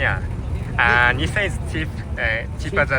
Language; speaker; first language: English; non-native, learner; Japanese